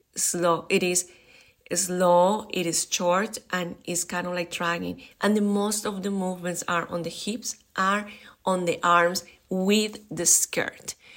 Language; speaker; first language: English; non-native, fluent; Spanish